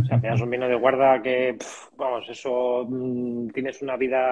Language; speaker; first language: Spanish; native; Spanish